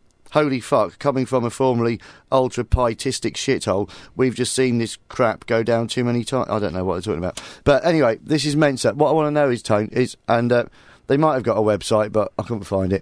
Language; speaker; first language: English; native; English